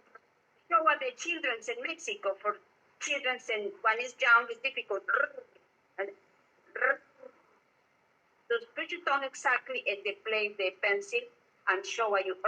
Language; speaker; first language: English; non-native, learner; Spanish